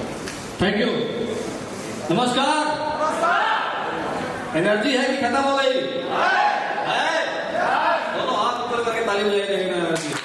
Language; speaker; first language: Hindi; native; Hindi